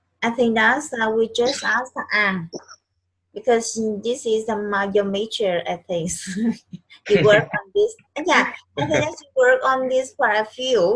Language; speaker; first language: English; non-native, learner; Vietnamese